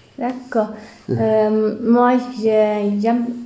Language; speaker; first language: French; non-native, learner; Vietnamese